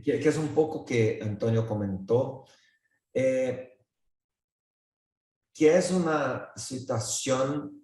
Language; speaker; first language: Spanish; non-native, fluent; Portuguese